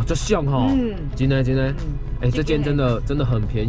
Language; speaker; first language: Chinese; native; Chinese